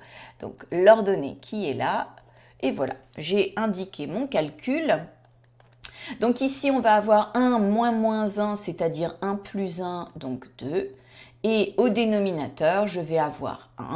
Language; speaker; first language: French; native; French